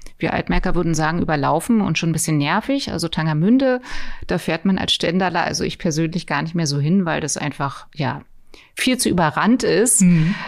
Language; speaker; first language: German; native; German